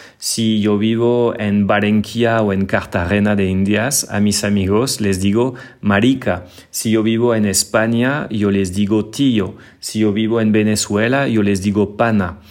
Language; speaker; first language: Spanish; non-native, fluent; French